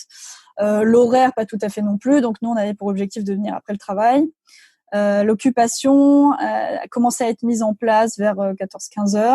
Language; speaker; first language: French; native; French